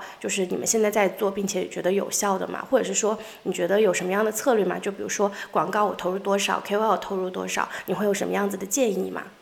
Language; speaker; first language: Chinese; native; Chinese